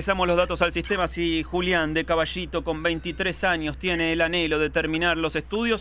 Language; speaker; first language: Spanish; native; Spanish